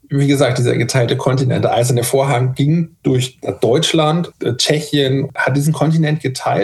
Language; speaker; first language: German; native; German